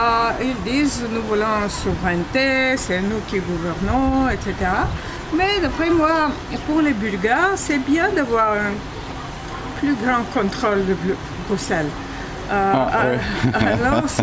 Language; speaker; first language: French; non-native, fluent; Bulgarian